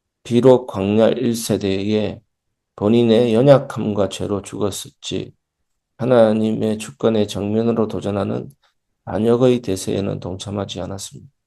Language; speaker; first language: Korean; native; Korean